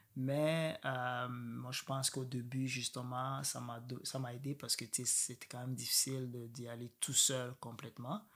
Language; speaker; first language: French; non-native, local second language; Rundi